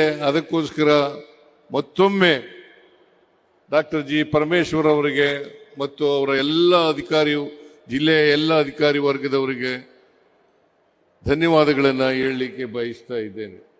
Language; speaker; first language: Kannada; native; Kannada